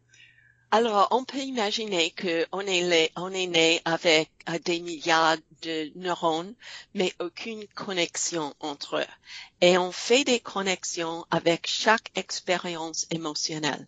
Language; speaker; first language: French; non-native, fluent; English